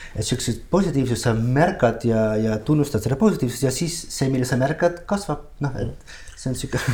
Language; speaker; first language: Estonian; non-native, fluent; Dutch